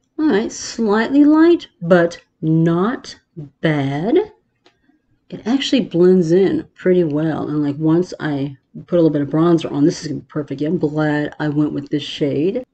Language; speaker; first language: English; native; English